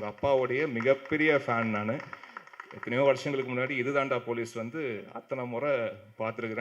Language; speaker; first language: Tamil; native; Tamil